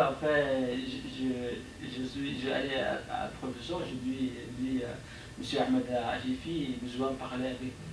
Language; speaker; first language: French; non-native, learner; Arabic